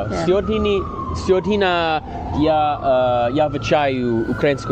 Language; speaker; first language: Ukrainian; non-native, learner; English